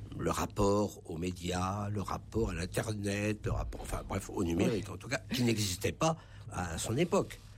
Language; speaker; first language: French; native; French